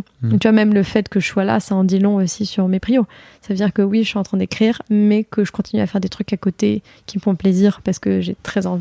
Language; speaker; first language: French; native; French